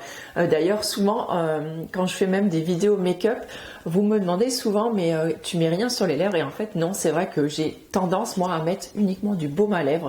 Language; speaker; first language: French; native; French